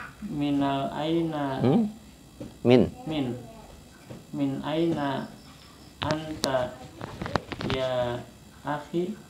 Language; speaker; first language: Arabic; non-native, learner; Indonesian